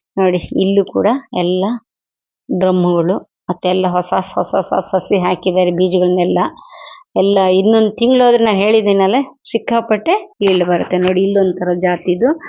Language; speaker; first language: Kannada; non-native, local second language; Telugu